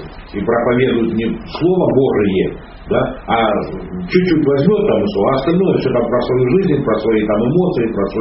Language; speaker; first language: Russian; native; Russian